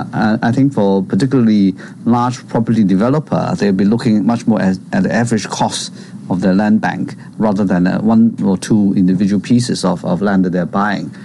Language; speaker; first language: English; non-native, local second language; Cantonese